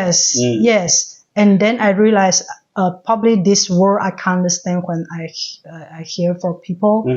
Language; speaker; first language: English; non-native, learner; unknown